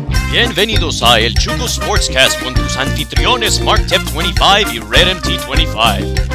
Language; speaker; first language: Spanish; early bilingual, heritage; Spanish